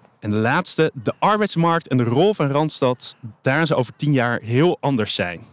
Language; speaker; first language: Dutch; native; Dutch